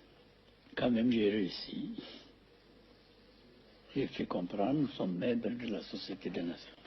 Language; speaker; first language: French; non-native, fluent; Amharic